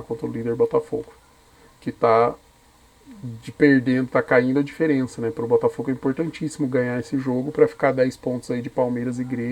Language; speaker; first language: Portuguese; native; Portuguese